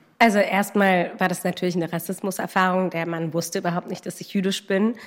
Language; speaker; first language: German; native; German